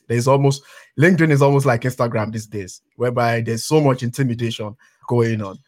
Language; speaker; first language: English; non-native, local second language; Yoruba